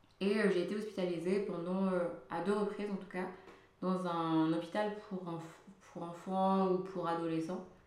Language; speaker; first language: French; early bilingual, other home language; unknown